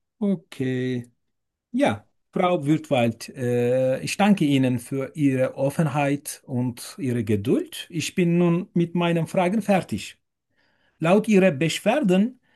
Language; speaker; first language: German; non-native, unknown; Turkish